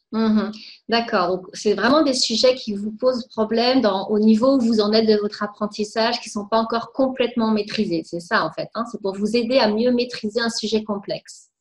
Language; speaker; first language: French; native; French